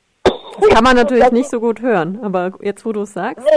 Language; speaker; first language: German; native; German